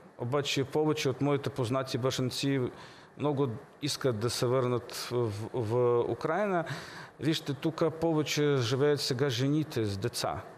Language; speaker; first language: Bulgarian; early bilingual, heritage; Bulgarian